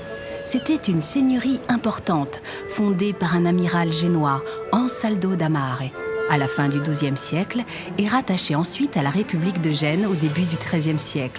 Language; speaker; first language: French; native; French